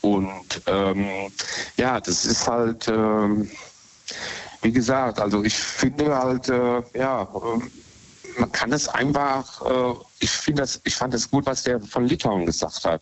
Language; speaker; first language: German; native; German